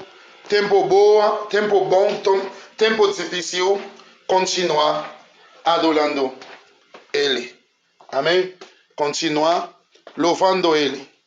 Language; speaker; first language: Portuguese; non-native, learner; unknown